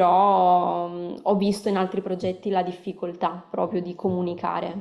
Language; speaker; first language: Italian; native; Italian